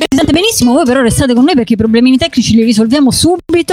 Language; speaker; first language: Italian; native; Italian